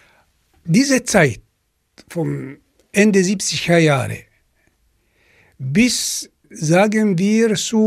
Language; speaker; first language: German; non-native, fluent; Arabic